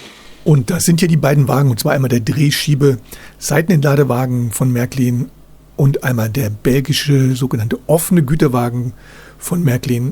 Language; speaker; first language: German; native; German